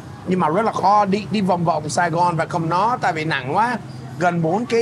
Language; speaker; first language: Vietnamese; non-native, fluent; English